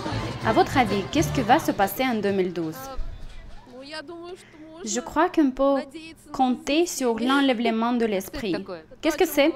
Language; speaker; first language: French; non-native, fluent; Russian